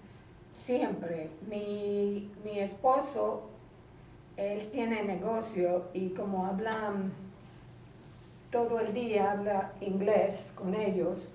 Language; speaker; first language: Spanish; early bilingual, heritage; Spanish